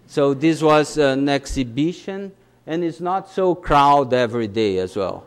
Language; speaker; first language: English; non-native, fluent; Portuguese